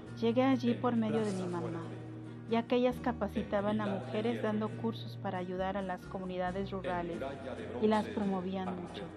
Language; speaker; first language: Spanish; non-native, local second language; Kʼicheʼ